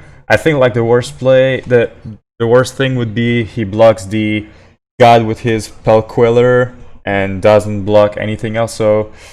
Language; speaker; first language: English; non-native, fluent; French